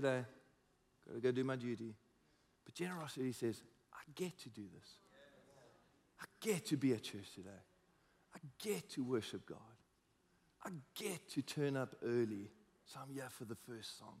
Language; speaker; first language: English; native; English